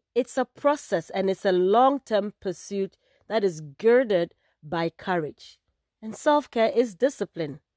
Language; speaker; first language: English; non-native, local second language; Akan